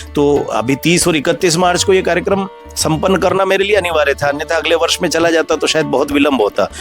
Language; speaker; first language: Hindi; native; Hindi